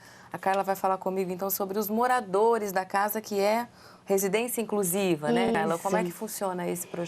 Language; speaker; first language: Portuguese; native; Portuguese